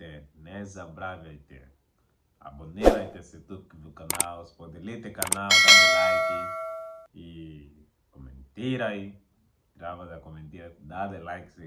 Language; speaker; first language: Bulgarian; non-native, learner; Portuguese